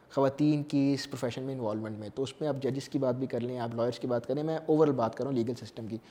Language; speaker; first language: Urdu; native; Urdu